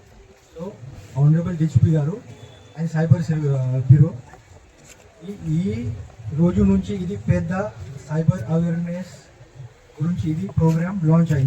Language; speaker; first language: Telugu; non-native, learner; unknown